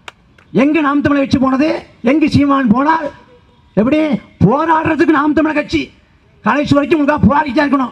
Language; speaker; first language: Tamil; native; Tamil